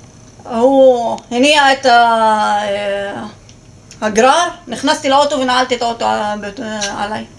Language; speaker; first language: Hebrew; non-native, local second language; Arabic